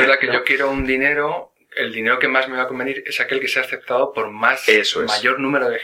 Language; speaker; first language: Spanish; native; Spanish